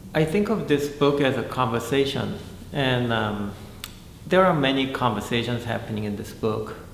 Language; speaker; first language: English; non-native, fluent; Korean